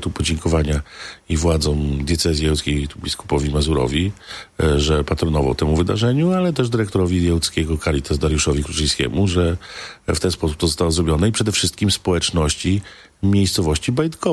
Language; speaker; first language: Polish; native; Polish